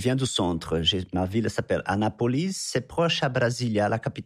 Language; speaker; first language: French; non-native, fluent; Portuguese